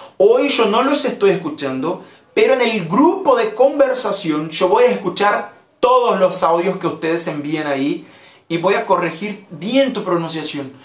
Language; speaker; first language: Spanish; non-native, fluent; Portuguese